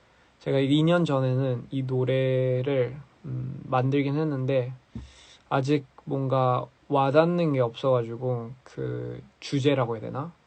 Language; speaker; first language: Korean; early bilingual, heritage; English